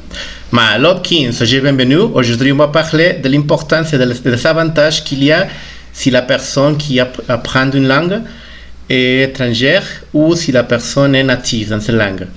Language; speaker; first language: French; non-native, fluent; Spanish